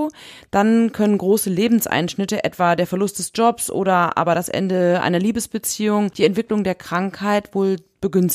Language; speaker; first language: German; native; German